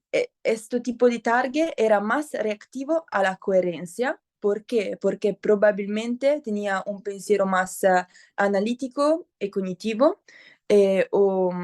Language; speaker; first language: Spanish; non-native, learner; Italian